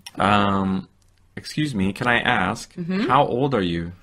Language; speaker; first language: English; native; English